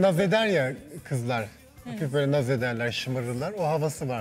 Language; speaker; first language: Turkish; native; Turkish